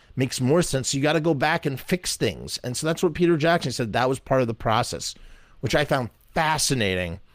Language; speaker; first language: English; native; English